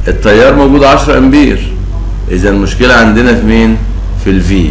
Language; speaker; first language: Arabic; native; Arabic